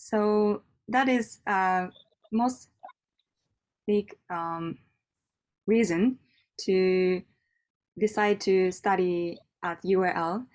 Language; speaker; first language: English; non-native, learner; Japanese